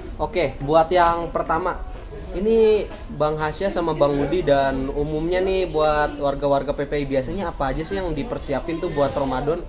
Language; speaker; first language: Indonesian; native; Indonesian